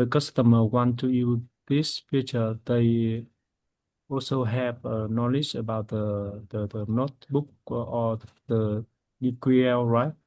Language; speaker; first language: English; non-native, fluent; Vietnamese